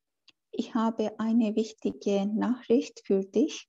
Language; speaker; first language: German; non-native, learner; Turkish